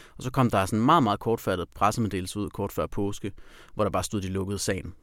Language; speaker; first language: Danish; native; Danish